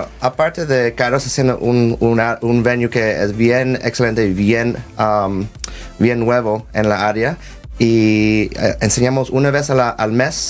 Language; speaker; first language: Spanish; early bilingual, heritage; Spanish